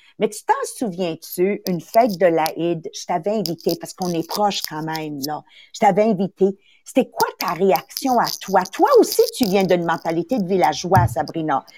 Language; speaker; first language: French; early bilingual, other home language; Italian